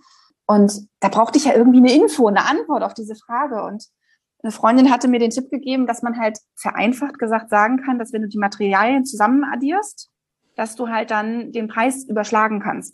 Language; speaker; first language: German; native; German